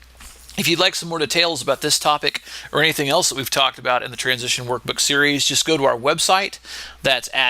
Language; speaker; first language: English; native; English